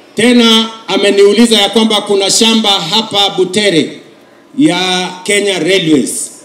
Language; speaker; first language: Swahili; non-native, local second language; Kalenjin